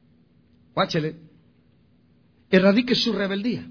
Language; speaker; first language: Spanish; native; Spanish